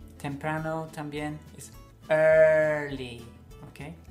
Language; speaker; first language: Spanish; non-native, fluent; English